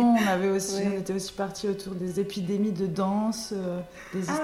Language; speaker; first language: French; native; French